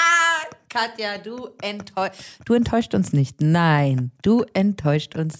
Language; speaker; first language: German; native; German